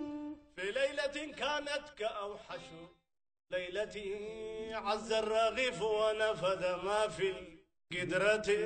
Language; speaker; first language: Arabic; native; Arabic